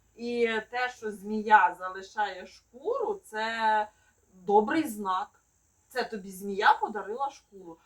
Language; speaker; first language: Ukrainian; native; Ukrainian